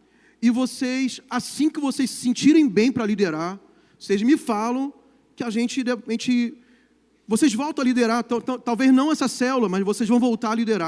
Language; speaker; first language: Portuguese; native; Portuguese